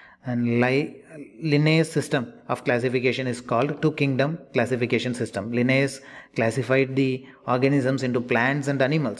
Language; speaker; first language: English; non-native, local second language; Tamil